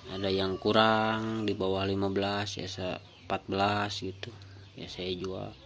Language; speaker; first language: Indonesian; native; Indonesian